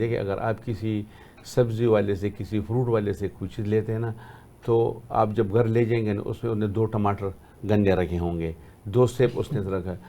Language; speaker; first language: Urdu; non-native, local second language; Pashto